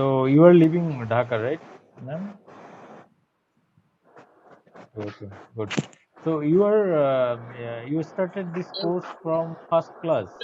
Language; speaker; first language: English; non-native, learner; Bangla